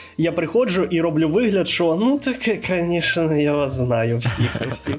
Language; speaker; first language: Ukrainian; non-native, local second language; Russian